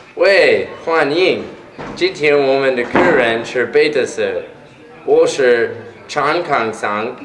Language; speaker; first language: Chinese; non-native, learner; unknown